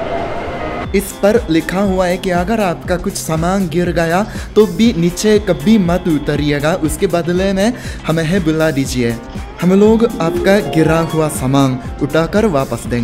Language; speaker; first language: Hindi; non-native, fluent; Japanese